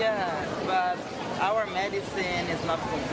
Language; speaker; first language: English; non-native, learner; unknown